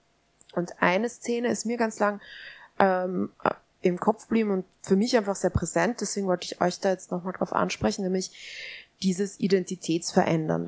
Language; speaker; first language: German; native; German